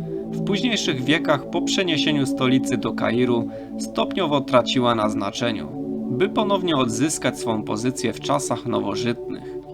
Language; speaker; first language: Polish; native; Polish